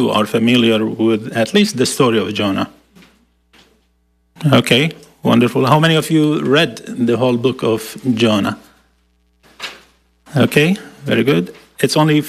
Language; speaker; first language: English; non-native, fluent; Aramaic